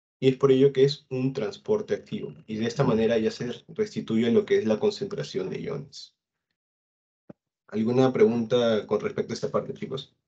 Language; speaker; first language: Spanish; native; Spanish